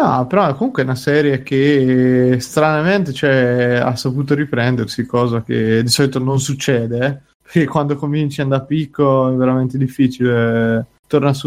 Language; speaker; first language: Italian; native; Italian